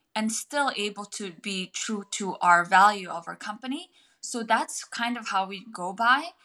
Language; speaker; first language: English; non-native, fluent; Mongolian